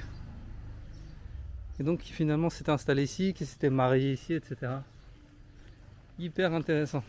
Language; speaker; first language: French; native; French